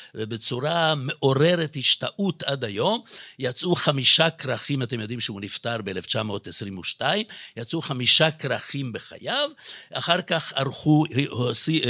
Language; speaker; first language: Hebrew; non-native, fluent; Hungarian